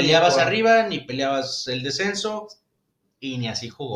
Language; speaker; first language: Spanish; native; Spanish